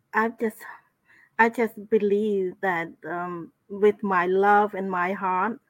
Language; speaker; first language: English; non-native, fluent; Khmer